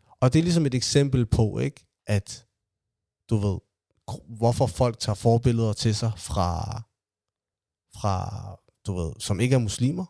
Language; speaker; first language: Danish; early bilingual, other home language; Somali